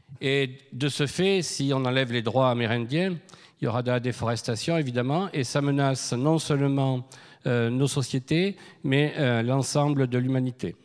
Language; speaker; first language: French; native; French